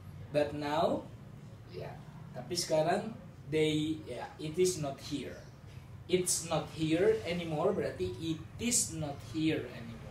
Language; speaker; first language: English; non-native, fluent; Indonesian